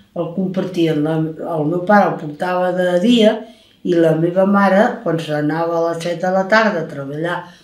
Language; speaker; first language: Catalan; native; Catalan